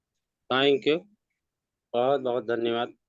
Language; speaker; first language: Hindi; native; Hindi